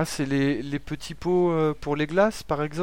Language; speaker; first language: French; native; French